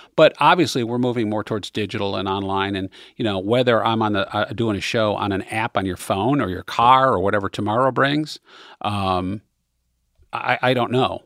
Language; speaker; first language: English; native; English